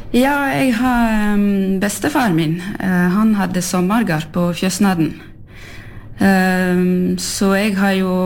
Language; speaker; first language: Norwegian; early bilingual, heritage; French